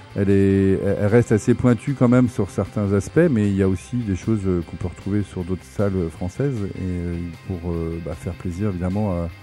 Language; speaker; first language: French; native; French